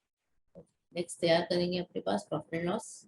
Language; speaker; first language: Hindi; native; Hindi